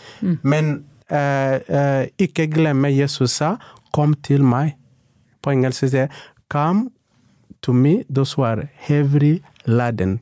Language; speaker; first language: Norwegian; non-native, local second language; Swahili